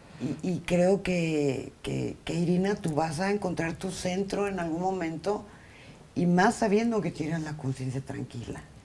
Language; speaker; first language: Spanish; native; Spanish